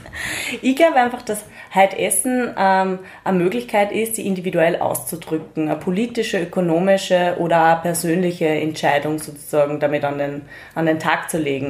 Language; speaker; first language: German; native; German